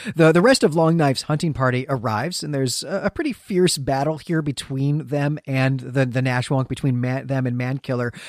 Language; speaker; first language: English; native; English